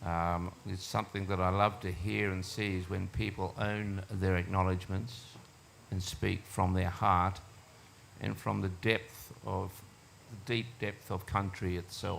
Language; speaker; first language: English; native; English